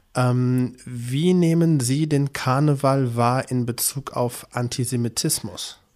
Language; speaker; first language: German; native; German